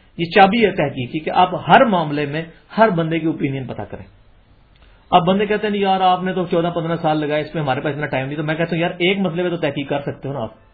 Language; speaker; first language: Urdu; non-native, local second language; Punjabi